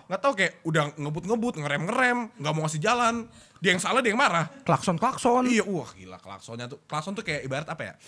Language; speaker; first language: Indonesian; native; Indonesian